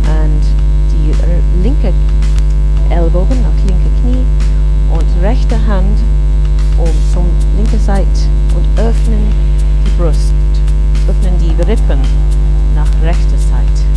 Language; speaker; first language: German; non-native, learner; English